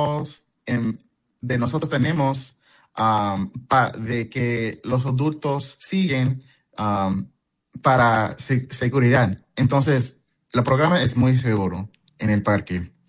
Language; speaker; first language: Spanish; non-native, fluent; English